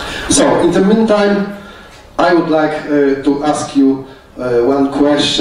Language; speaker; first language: English; non-native, fluent; Polish